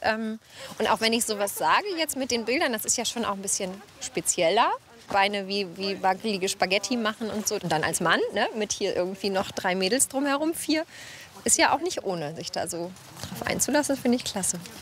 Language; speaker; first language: German; native; German